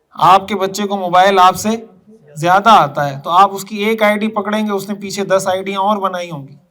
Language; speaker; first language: Urdu; native; Urdu